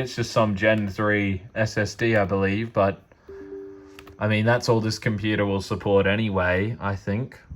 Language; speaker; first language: English; native; English